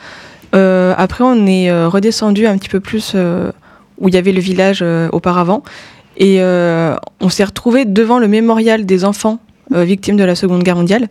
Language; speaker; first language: French; native; French